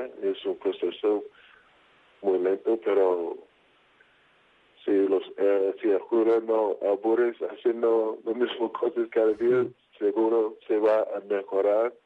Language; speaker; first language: Spanish; non-native, fluent; English